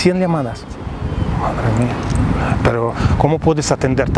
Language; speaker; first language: Spanish; non-native, fluent; Russian